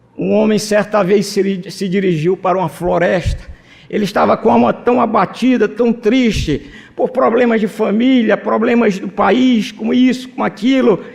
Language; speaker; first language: Portuguese; non-native, fluent; Spanish